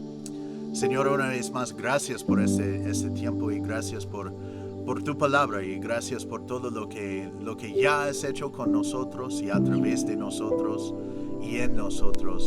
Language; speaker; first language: Spanish; non-native, fluent; English